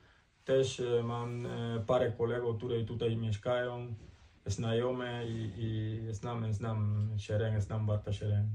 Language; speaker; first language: Polish; non-native, learner; Spanish